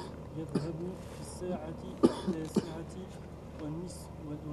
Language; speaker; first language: Arabic; non-native, learner; French